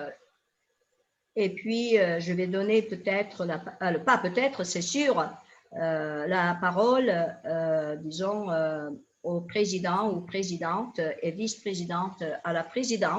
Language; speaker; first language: French; non-native, fluent; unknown